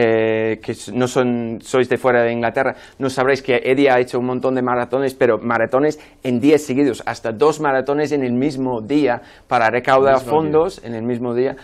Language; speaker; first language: Spanish; non-native, fluent; English